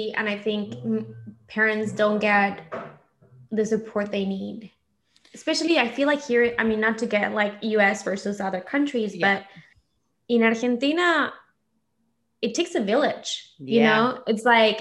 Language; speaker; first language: English; non-native, fluent; Spanish